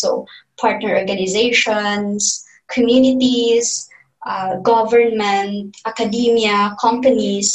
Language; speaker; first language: English; non-native, local second language; Cebuano